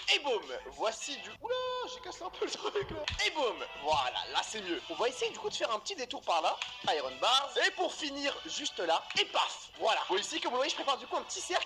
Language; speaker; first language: French; native; French